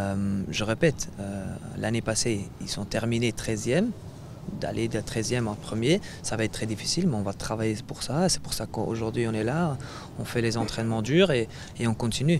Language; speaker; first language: French; non-native, fluent; Dutch